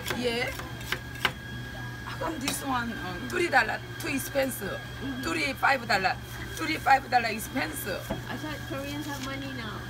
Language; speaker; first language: English; non-native, learner; Korean